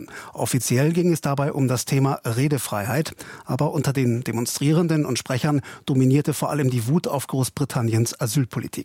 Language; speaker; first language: German; native; German